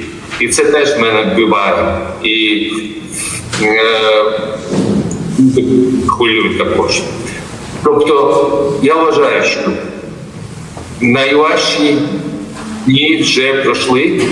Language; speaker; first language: Ukrainian; non-native, fluent; Georgian